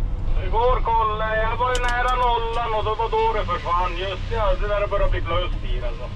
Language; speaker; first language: Swedish; native; Swedish